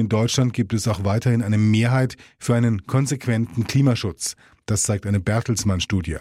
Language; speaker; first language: German; native; German